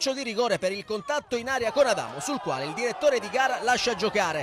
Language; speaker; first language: Italian; native; Italian